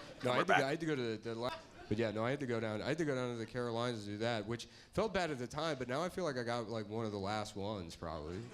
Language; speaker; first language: English; native; English